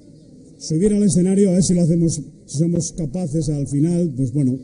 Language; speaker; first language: Spanish; native; Spanish